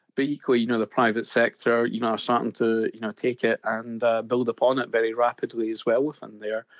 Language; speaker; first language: English; native; English